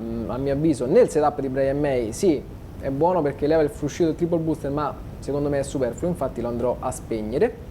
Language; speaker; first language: Italian; native; Italian